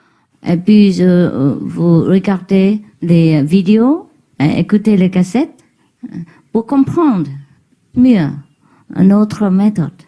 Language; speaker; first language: French; non-native, learner; Vietnamese